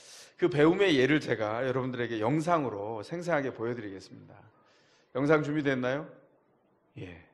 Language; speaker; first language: Korean; native; Korean